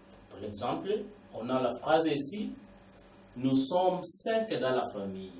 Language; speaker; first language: French; non-native, learner; Swahili